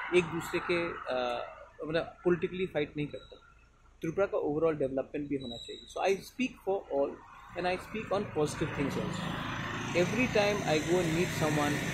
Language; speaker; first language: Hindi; non-native, local second language; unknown